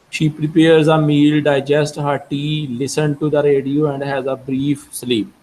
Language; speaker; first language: English; non-native, local second language; Urdu